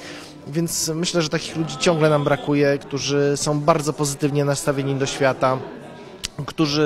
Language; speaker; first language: Polish; native; Polish